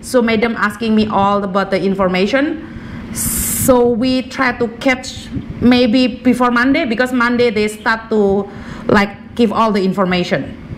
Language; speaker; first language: English; non-native, learner; Javanese